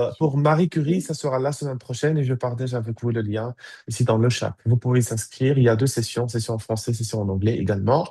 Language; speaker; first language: French; native; French